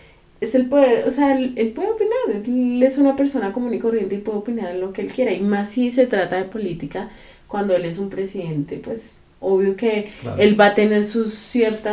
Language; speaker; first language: Spanish; native; Spanish